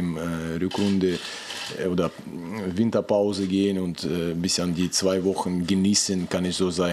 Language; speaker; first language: German; non-native, fluent; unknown